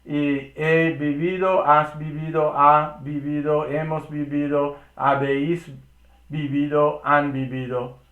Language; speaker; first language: Spanish; non-native, learner; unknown